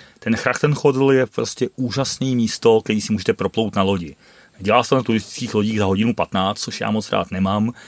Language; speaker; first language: Czech; non-native, fluent; Dutch